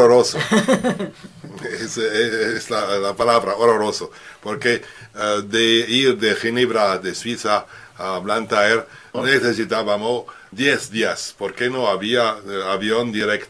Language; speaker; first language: Spanish; non-native, learner; French